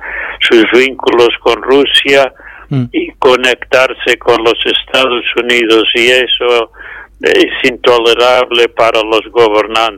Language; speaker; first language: Spanish; non-native, fluent; English